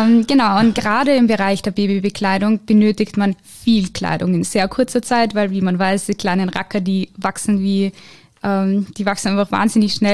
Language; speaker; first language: German; native; German